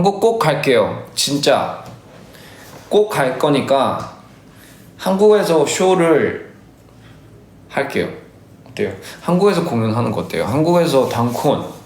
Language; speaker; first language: Korean; early bilingual, heritage; English